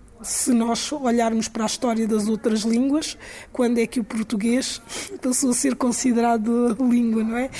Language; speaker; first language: Portuguese; non-native, local second language; Kabuverdianu